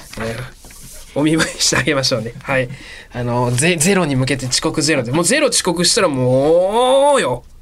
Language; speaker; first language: Japanese; native; Japanese